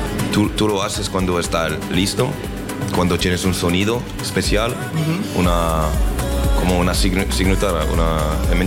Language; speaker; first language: Spanish; non-native, learner; French